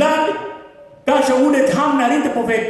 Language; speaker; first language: Swedish; non-native, fluent; Lingala